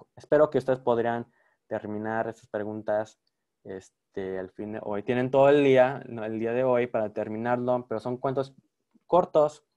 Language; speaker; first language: Spanish; early bilingual, heritage; Spanish